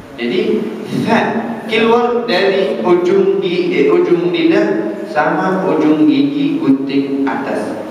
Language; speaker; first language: Malay; non-native, fluent; Arabic